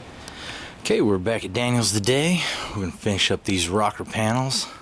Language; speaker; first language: English; native; English